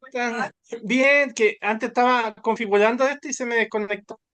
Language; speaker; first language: Spanish; native; Spanish